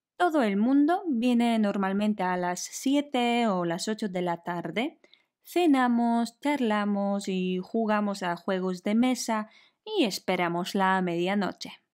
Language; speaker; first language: Spanish; non-native, fluent; Polish